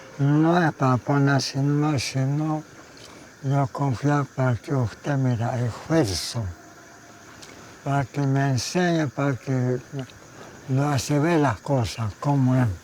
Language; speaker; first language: Spanish; non-native, local second language; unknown